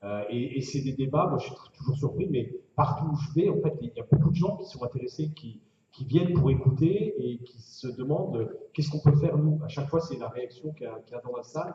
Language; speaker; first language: French; native; French